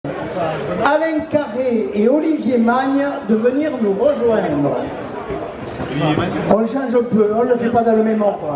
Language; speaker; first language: French; native; French